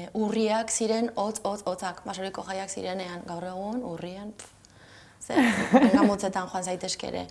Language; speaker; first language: Basque; non-native, local second language; Spanish